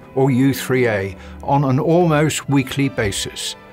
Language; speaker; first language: English; native; English